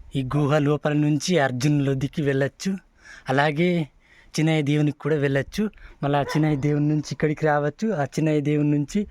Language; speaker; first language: Telugu; non-native, local second language; Gondi